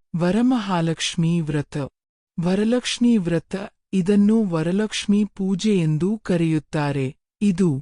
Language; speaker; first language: Kannada; native; Kannada